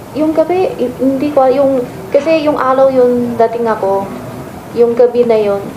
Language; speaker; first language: Filipino; non-native, learner; Chinese